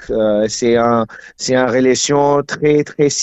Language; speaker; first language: French; non-native, learner; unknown